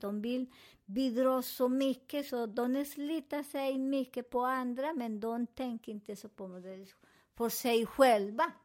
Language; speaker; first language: Swedish; non-native, learner; Spanish